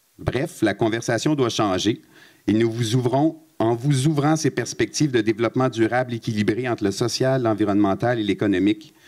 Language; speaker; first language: French; native; French